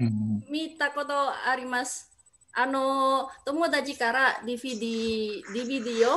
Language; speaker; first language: Japanese; non-native, learner; Indonesian